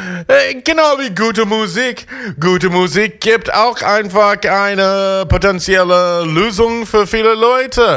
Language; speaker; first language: German; non-native, fluent; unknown